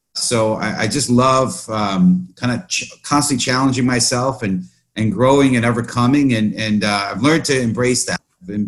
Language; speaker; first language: English; native; English